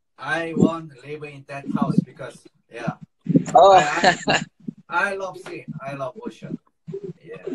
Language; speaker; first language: English; non-native, learner; Korean